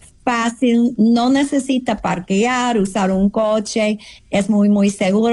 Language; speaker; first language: Spanish; non-native, fluent; English